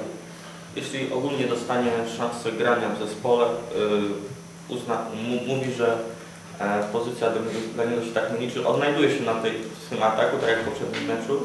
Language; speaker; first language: Polish; native; Polish